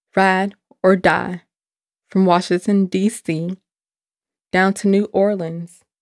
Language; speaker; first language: English; native; English